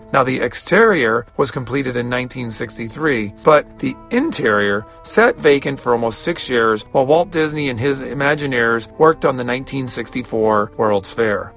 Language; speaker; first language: English; native; English